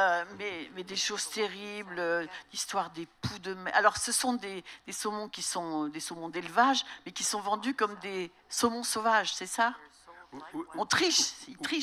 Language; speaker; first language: French; native; French